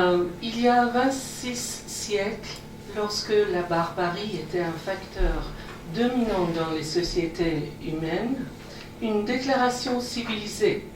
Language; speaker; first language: French; non-native, fluent; Persian